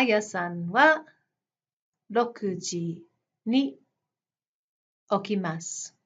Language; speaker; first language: Japanese; non-native, fluent; English